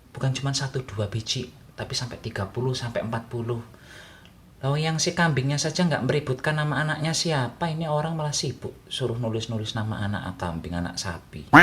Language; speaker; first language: Indonesian; non-native, local second language; Javanese